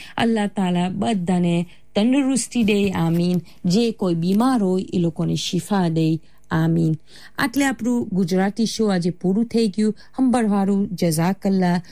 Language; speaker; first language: Gujarati; early bilingual, heritage; Gujarati